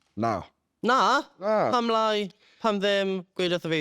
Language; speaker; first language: Welsh; native; Welsh